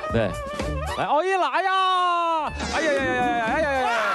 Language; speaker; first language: Chinese; native; Chinese